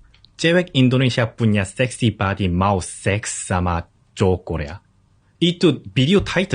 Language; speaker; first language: Indonesian; non-native, fluent; Korean